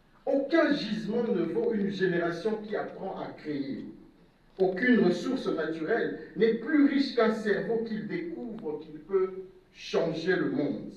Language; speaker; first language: French; non-native, local second language; Lingala